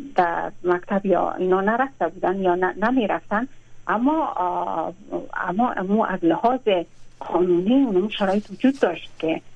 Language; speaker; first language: Persian; native; Persian